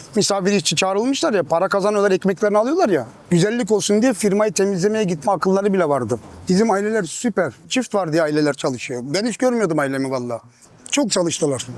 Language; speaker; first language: Turkish; early bilingual, heritage; Turkish